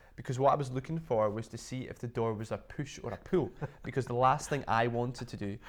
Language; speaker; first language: English; native; English